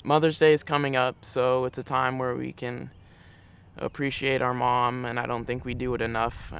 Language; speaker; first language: English; native; English